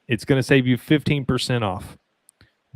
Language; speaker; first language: English; native; English